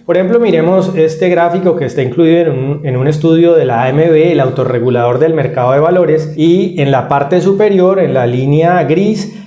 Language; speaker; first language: Spanish; native; Spanish